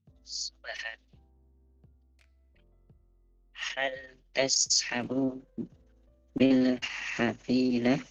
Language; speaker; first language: Arabic; non-native, learner; Indonesian